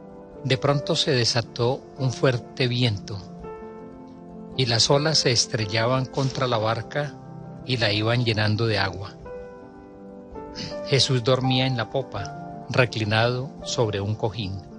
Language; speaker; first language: Spanish; native; Spanish